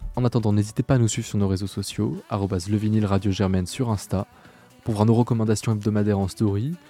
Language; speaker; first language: French; native; French